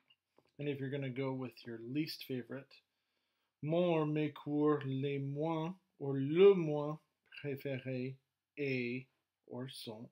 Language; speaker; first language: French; non-native, fluent; English